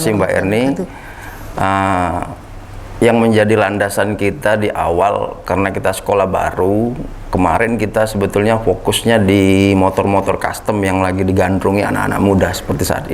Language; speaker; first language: Indonesian; native; Indonesian